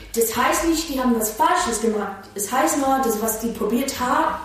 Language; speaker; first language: German; non-native, fluent; English